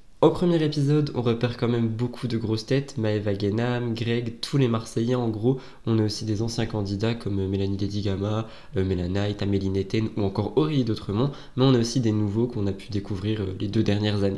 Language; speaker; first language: French; native; French